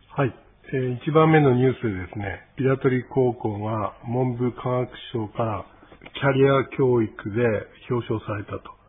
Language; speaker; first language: Japanese; native; Japanese